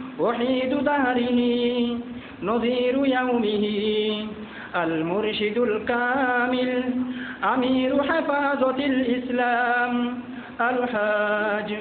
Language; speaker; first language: Arabic; non-native, fluent; Bangla